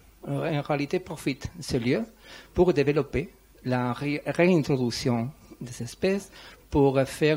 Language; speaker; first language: French; non-native, learner; Spanish